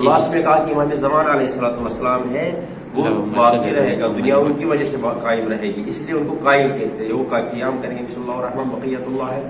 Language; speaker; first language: Hindi; non-native, local second language; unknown